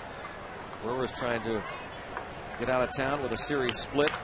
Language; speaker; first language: English; native; English